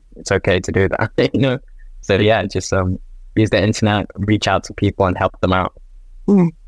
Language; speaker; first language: English; native; English